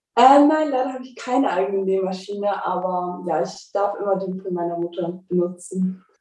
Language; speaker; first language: German; native; German